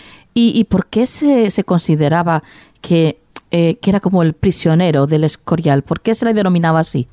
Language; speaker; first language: Spanish; native; Spanish